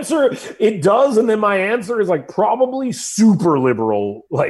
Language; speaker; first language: English; native; English